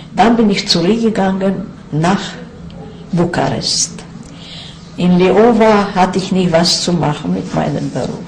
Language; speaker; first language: German; non-native, fluent; Yiddish